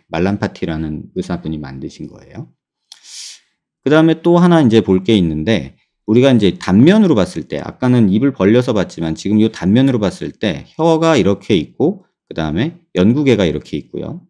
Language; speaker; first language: Korean; native; Korean